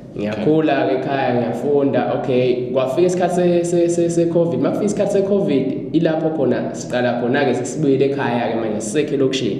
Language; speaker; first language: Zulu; non-native, local second language; Swati